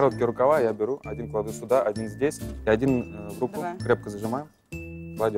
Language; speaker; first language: Russian; native; Russian